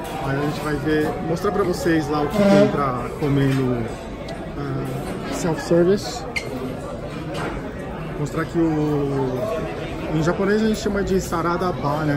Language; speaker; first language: Portuguese; non-native, fluent; Japanese